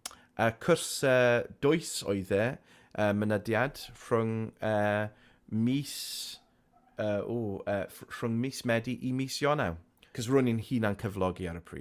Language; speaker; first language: Welsh; non-native, local second language; English